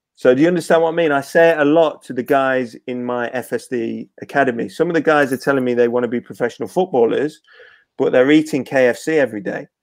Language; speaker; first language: English; native; English